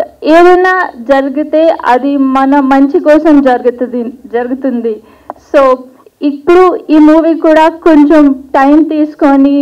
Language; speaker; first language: Telugu; non-native, local second language; Hindi